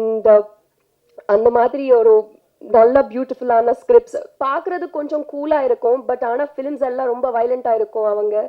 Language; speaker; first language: Tamil; non-native, learner; Telugu